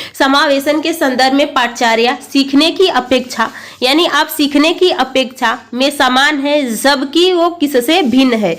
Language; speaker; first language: Hindi; native; Hindi